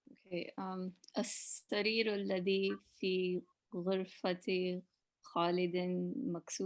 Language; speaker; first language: Arabic; non-native, learner; English